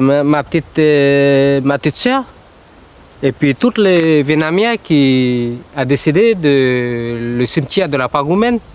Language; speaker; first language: French; non-native, local second language; Vietnamese